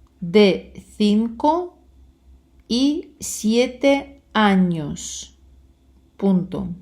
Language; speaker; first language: Spanish; non-native, fluent; Ukrainian